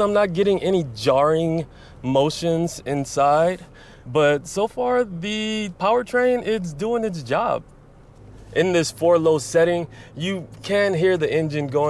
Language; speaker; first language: English; native; English